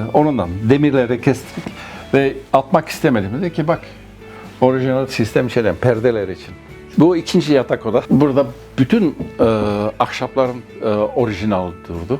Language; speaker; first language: Turkish; non-native, fluent; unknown